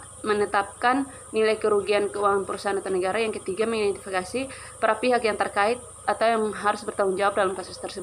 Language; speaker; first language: Indonesian; native; Indonesian